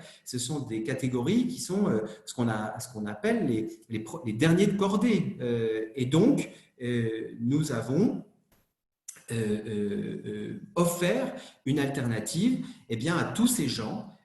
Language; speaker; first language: French; native; French